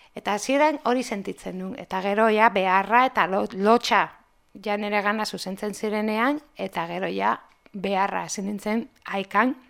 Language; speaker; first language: Basque; non-native, local second language; Spanish